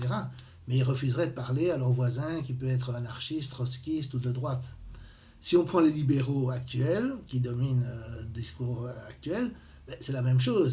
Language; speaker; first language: French; native; French